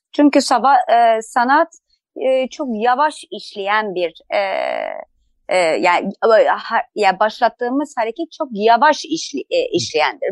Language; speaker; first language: Turkish; non-native, fluent; Persian